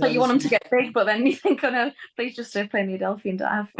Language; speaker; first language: English; native; English